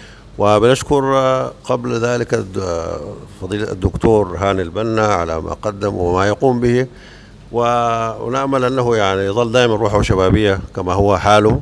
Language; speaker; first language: Arabic; native; Arabic